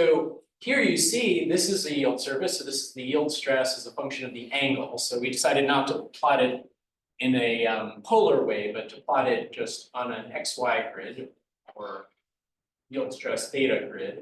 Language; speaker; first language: English; native; English